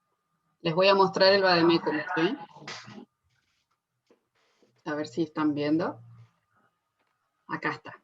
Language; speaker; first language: Spanish; native; Spanish